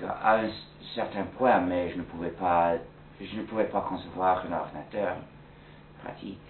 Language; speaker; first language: French; non-native, fluent; English